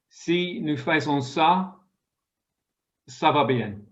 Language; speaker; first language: French; non-native, fluent; English